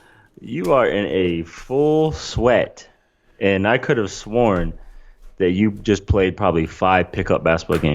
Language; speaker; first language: English; native; English